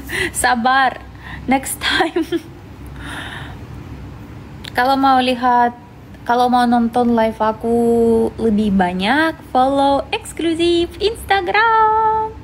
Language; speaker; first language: Indonesian; non-native, fluent; Russian